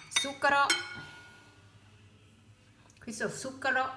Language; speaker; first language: Italian; non-native, learner; Thai